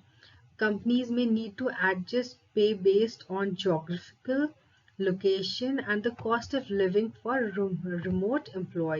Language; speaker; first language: English; non-native, local second language; Hindi